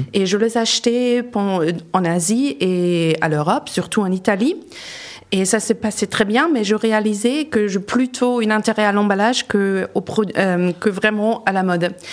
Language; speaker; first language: French; non-native, fluent; German